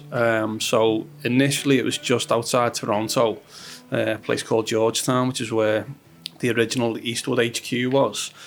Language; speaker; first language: English; native; English